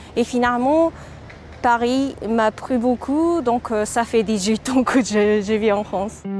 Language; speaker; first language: French; non-native, fluent; Japanese